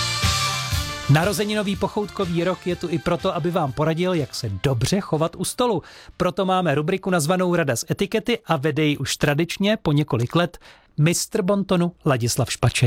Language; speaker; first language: Czech; native; Czech